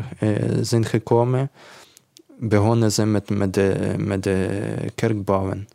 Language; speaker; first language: Dutch; non-native, learner; Ukrainian